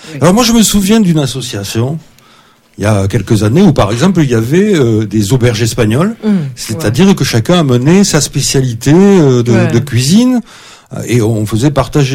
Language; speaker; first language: French; native; French